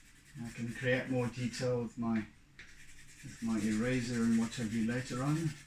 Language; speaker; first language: English; native; English